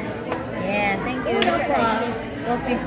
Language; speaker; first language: English; non-native, local second language; Filipino